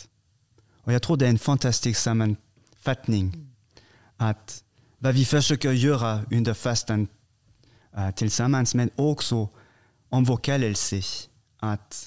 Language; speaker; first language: Swedish; non-native, fluent; French